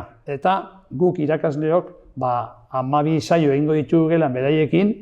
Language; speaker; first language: Basque; native; Basque